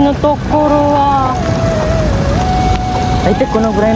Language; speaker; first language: Japanese; non-native, fluent; Nepali